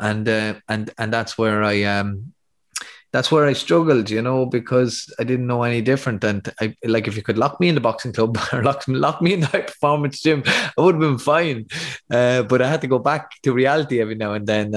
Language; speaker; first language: English; native; English